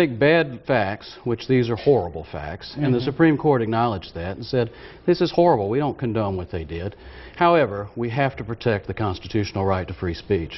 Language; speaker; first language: English; native; English